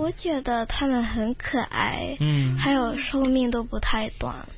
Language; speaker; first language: Chinese; non-native, local second language; Cantonese